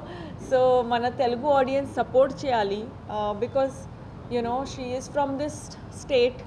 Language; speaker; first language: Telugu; non-native, learner; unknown